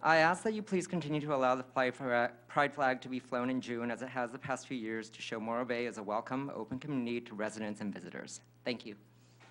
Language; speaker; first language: English; native; English